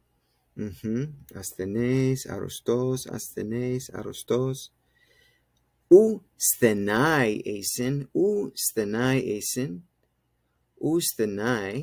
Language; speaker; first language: Greek; non-native, fluent; English